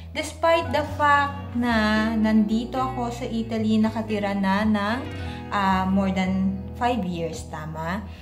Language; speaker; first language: Filipino; native; Filipino